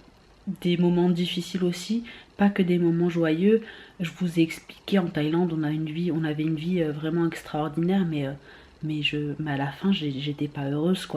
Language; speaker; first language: French; native; French